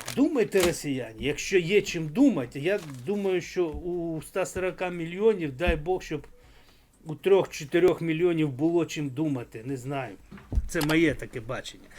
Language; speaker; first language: Ukrainian; non-native, local second language; Russian